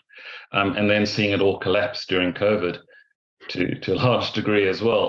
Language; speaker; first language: English; native; English